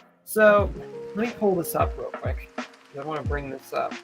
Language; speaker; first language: English; native; English